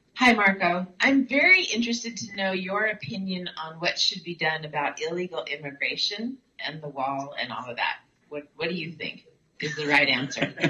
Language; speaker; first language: English; native; English